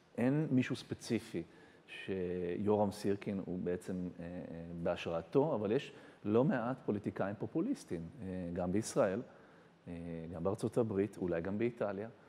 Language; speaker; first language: Hebrew; native; Hebrew